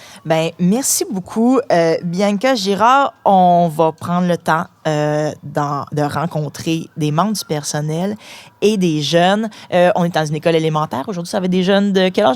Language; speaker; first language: French; native; French